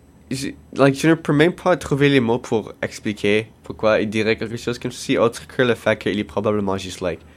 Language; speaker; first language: French; non-native, local second language; English